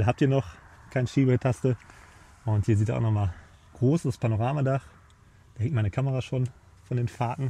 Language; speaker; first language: German; native; German